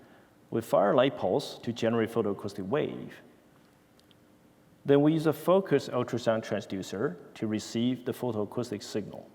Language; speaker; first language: English; non-native, fluent; Chinese